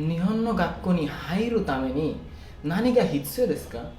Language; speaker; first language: Japanese; non-native, learner; Bangla